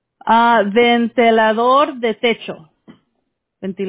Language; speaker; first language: Spanish; early bilingual, heritage; Spanish